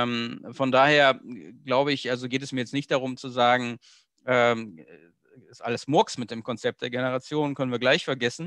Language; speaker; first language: German; native; German